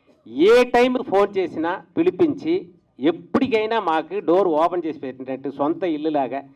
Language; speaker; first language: Telugu; native; Telugu